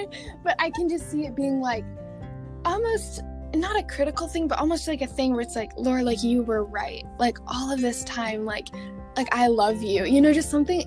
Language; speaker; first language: English; native; English